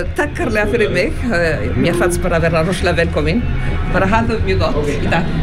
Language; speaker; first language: Icelandic; non-native, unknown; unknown